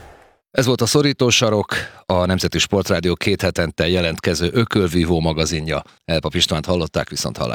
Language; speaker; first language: Hungarian; native; Hungarian